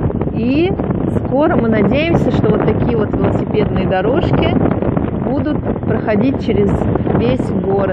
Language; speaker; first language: Russian; native; Russian